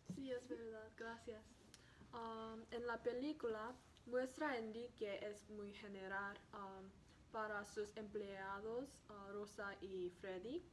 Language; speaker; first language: Spanish; non-native, learner; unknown